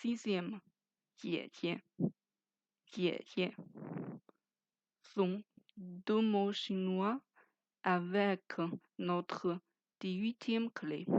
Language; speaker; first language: French; non-native, fluent; Chinese